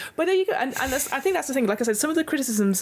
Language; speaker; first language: English; native; English